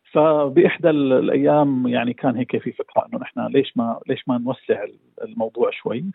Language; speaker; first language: Arabic; native; Arabic